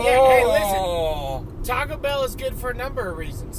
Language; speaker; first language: English; native; English